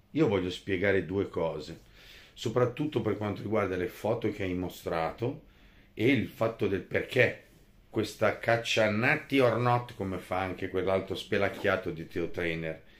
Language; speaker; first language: Italian; native; Italian